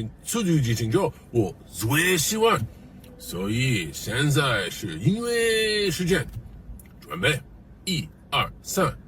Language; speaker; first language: Chinese; non-native, learner; English